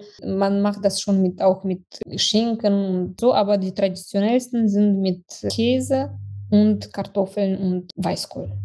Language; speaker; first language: German; non-native, fluent; Romanian